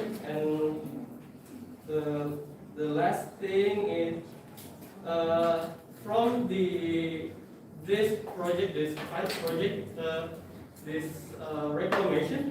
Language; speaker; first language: English; non-native, fluent; Indonesian